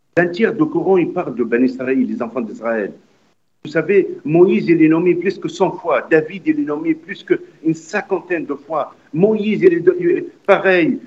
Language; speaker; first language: French; non-native, local second language; Arabic